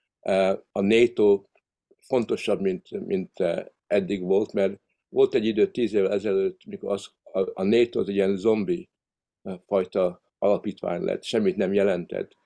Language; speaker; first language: Hungarian; early bilingual, heritage; Hungarian